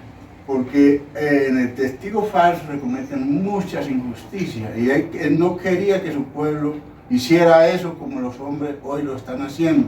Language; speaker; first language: Spanish; native; Spanish